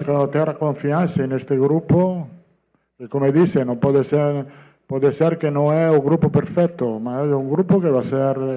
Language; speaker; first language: Portuguese; non-native, fluent; Italian